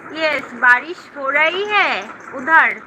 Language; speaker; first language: Hindi; non-native, local second language; Bangla